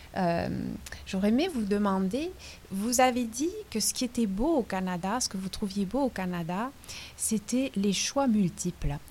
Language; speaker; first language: French; native; French